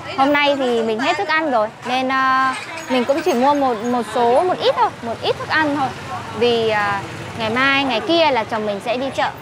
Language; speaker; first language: Vietnamese; native; Vietnamese